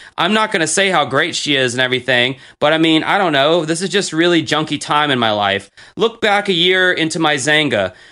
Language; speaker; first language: English; native; English